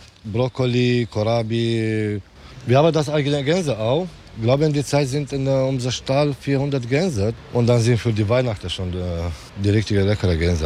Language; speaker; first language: German; non-native, learner; Romanian